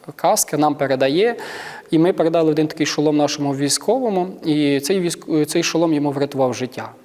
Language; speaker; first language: Ukrainian; native; Ukrainian